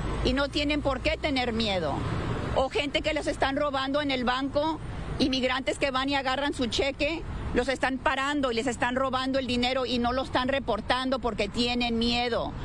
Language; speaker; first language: Spanish; early bilingual, heritage; Spanish